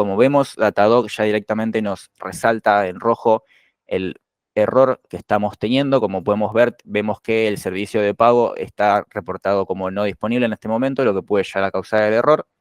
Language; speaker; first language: Spanish; native; Spanish